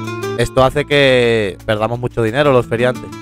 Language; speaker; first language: Spanish; native; Spanish